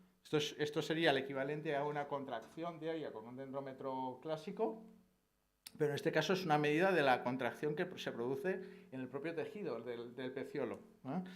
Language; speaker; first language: Spanish; native; Spanish